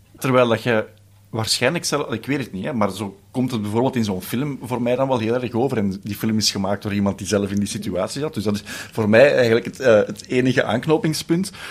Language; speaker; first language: Dutch; native; Dutch